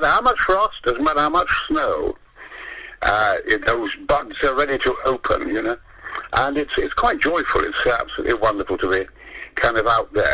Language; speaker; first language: English; native; English